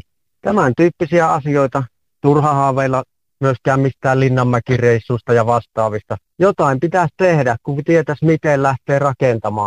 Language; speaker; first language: Finnish; native; Finnish